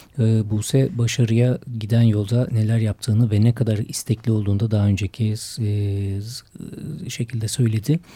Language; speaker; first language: Turkish; native; Turkish